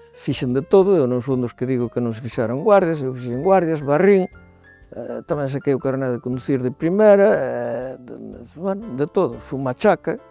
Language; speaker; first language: Galician; native; Galician